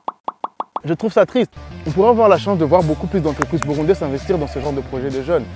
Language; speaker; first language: French; non-native, local second language; Rundi